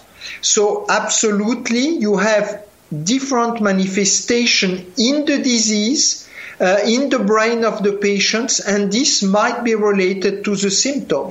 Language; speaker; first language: English; non-native, fluent; French